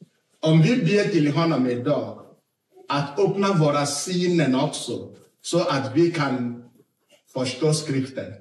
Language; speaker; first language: Swedish; non-native, fluent; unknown